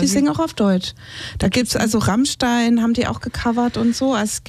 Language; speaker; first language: German; native; German